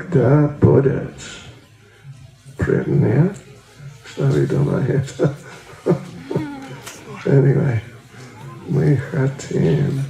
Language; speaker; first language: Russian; non-native, learner; English